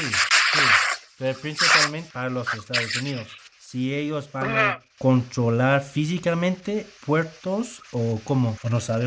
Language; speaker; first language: Spanish; non-native, fluent; English